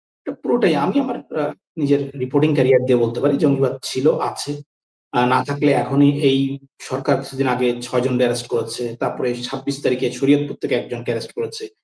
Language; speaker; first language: Bangla; native; Bangla